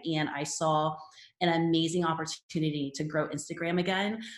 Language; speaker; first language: English; native; English